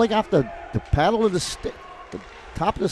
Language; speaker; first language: English; native; English